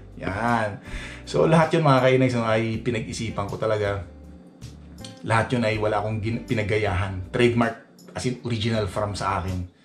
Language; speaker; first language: Filipino; native; Filipino